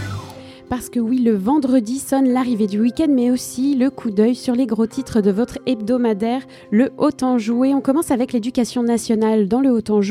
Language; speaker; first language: French; native; French